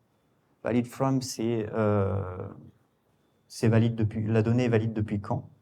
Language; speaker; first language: French; native; French